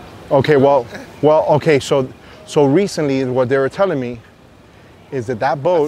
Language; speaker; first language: English; early bilingual, other home language; Spanish